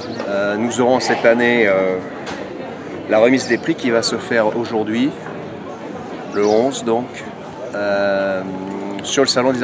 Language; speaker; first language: French; native; French